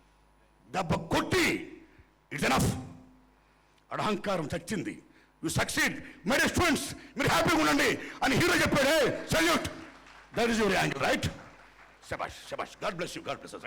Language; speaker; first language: Telugu; native; Telugu